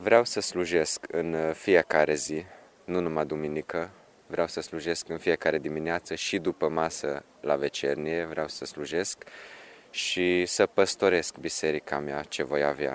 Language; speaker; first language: Romanian; early bilingual, heritage; Romanian